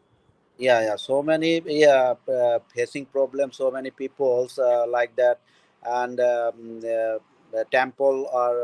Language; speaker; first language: English; non-native, learner; Bangla